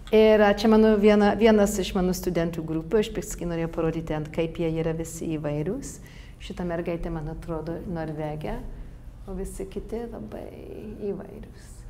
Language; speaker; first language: Lithuanian; early bilingual, heritage; Lithuanian